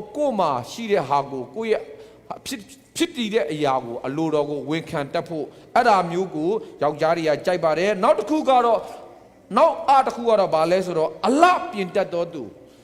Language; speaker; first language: Burmese; non-native, local second language; Tedim Chin